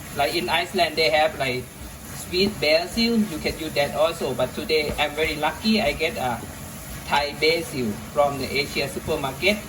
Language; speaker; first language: English; non-native, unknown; Thai